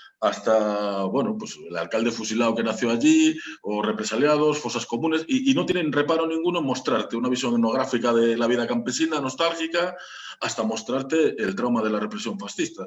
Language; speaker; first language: Spanish; native; Spanish